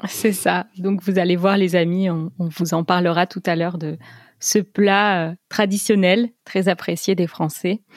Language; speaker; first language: French; native; French